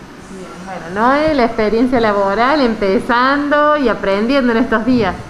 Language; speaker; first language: Spanish; native; Spanish